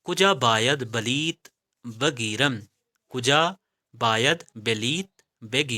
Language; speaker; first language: Persian; non-native, fluent; Urdu